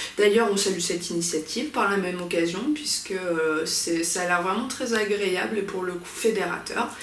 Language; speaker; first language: French; native; French